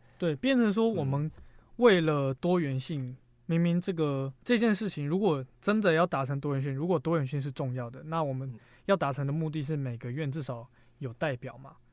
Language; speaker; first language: Chinese; native; Chinese